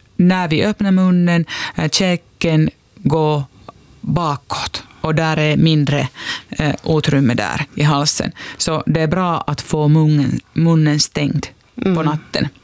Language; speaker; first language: Swedish; non-native, local second language; Finnish